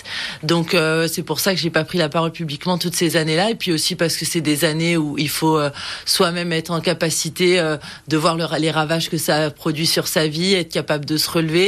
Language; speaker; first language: French; native; French